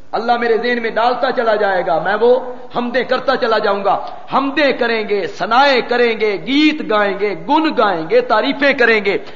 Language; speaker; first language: Urdu; non-native, local second language; Punjabi